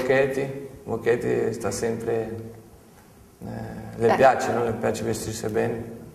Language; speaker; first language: Italian; non-native, fluent; Portuguese